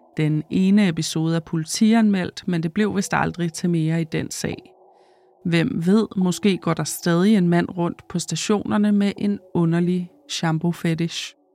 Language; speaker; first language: Danish; native; Danish